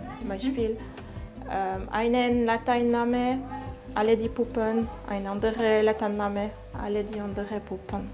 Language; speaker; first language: German; non-native, local second language; French